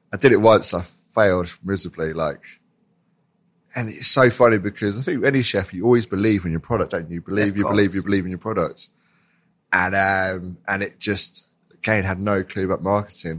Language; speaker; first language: English; native; English